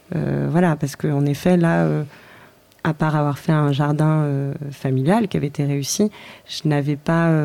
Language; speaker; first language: French; native; French